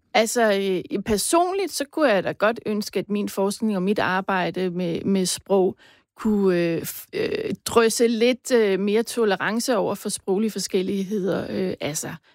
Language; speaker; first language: Danish; native; Danish